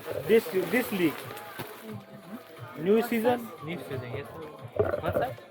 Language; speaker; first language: English; non-native, learner; Turkish